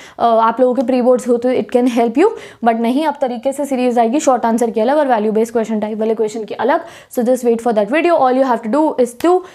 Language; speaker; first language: Hindi; native; Hindi